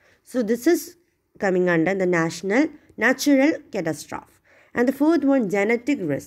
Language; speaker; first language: English; non-native, local second language; Malayalam